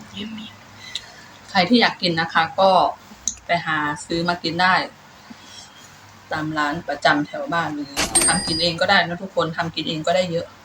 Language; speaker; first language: Thai; native; Thai